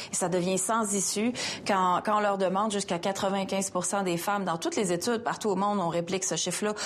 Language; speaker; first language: French; native; French